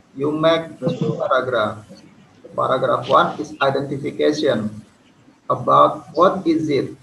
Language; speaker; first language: English; non-native, fluent; Indonesian